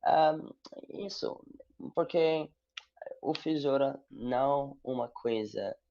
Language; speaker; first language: Portuguese; non-native, learner; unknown